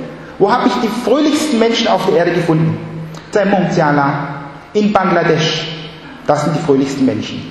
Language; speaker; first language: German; non-native, fluent; Chinese